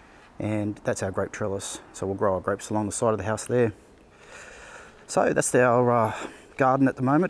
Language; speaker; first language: English; native; English